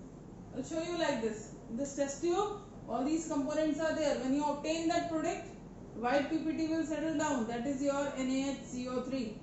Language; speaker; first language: English; non-native, local second language; Hindi